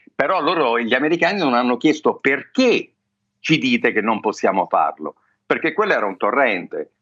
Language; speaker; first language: Italian; native; Italian